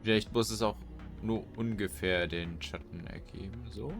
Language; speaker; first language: German; native; German